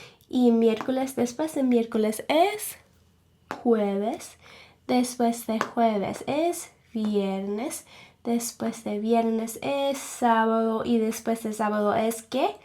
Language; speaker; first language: Spanish; non-native, learner; English